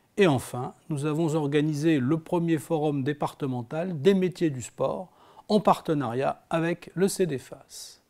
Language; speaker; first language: French; native; French